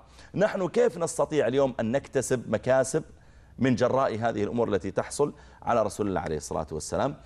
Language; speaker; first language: Arabic; native; Arabic